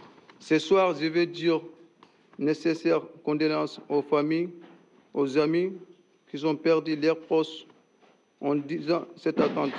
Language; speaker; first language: French; non-native, learner; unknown